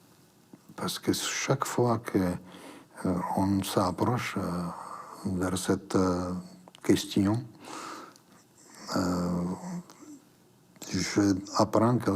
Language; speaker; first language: French; non-native, fluent; Slovak